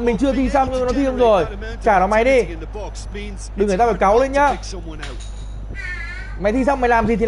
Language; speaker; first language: Vietnamese; native; Vietnamese